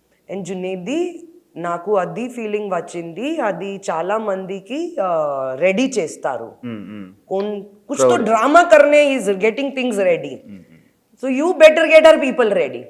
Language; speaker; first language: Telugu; non-native, local second language; Hindi